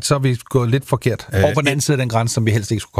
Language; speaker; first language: Danish; native; Danish